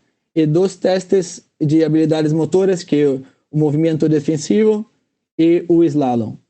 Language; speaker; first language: Spanish; non-native, fluent; Portuguese